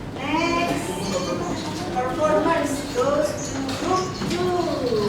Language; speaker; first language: English; non-native, local second language; Indonesian